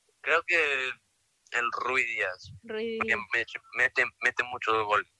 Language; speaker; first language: Spanish; early bilingual, heritage; Spanish